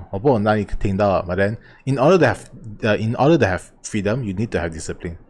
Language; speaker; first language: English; non-native, local second language; Chinese